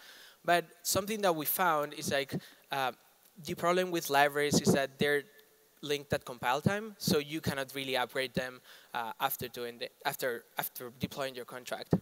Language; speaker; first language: English; non-native, fluent; Spanish